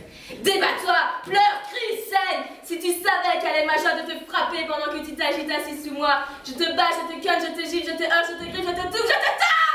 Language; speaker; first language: French; native; French